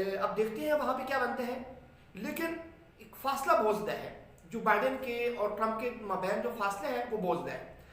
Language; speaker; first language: Urdu; non-native, local second language; Punjabi